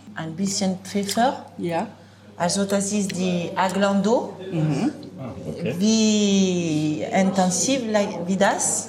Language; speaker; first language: German; non-native, learner; French